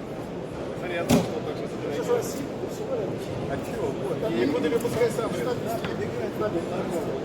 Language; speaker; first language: Russian; native; Russian